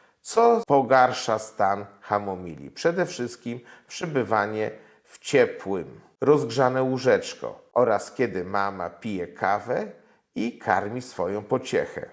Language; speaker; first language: Polish; native; Polish